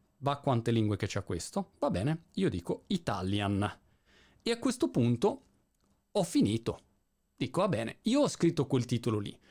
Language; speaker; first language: Italian; native; Italian